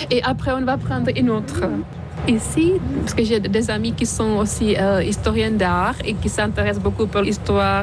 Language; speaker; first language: French; non-native, fluent; Czech